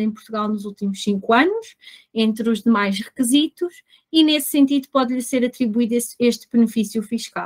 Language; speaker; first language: Portuguese; native; Portuguese